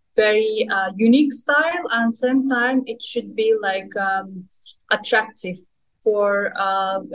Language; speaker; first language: English; non-native, fluent; Russian